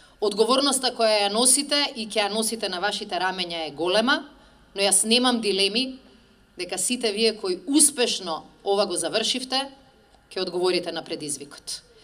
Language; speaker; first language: Macedonian; native; Macedonian